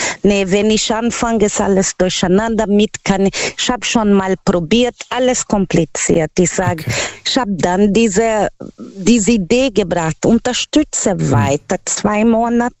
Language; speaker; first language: German; non-native, learner; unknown